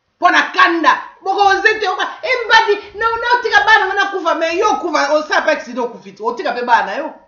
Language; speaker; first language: Lingala; non-native, local second language; Kongo